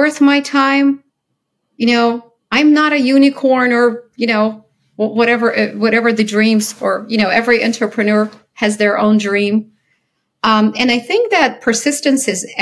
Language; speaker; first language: English; early bilingual, other home language; Ukrainian